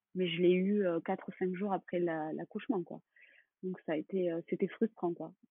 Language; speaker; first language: French; native; French